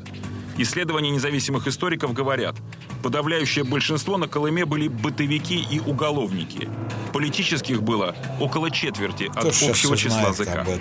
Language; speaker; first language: Russian; native; Russian